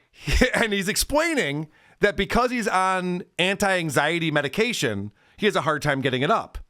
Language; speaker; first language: English; native; English